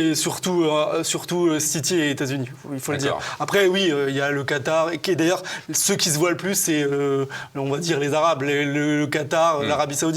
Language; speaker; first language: French; native; French